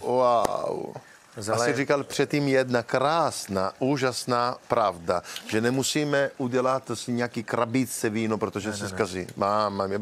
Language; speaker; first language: Czech; non-native, learner; Italian